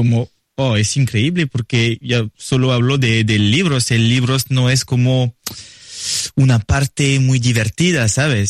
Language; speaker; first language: Spanish; non-native, learner; French